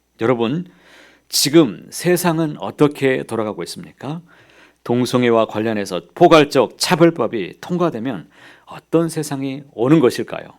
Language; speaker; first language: Korean; native; Korean